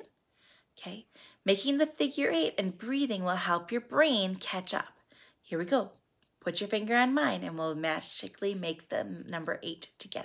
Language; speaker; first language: English; native; English